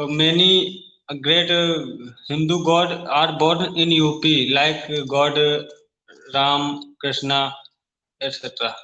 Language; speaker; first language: English; non-native, learner; Hindi